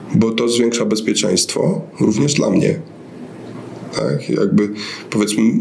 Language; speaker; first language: Polish; native; Polish